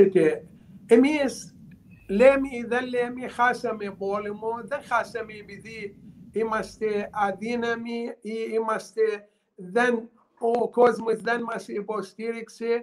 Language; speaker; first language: Greek; non-native, learner; Arabic